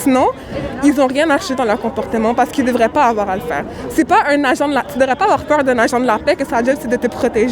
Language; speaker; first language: French; native; French